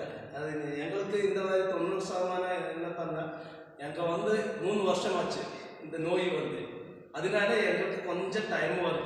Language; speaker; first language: Tamil; non-native, local second language; Malayalam